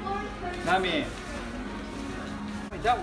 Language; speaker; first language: English; non-native, learner; Japanese